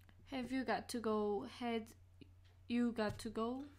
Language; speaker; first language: English; non-native, learner; Korean